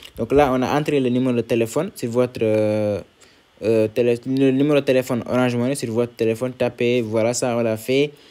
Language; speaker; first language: French; non-native, local second language; Wolof